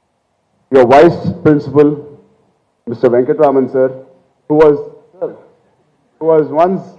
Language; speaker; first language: English; non-native, local second language; Telugu